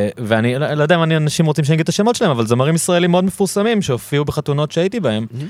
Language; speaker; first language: Hebrew; native; Hebrew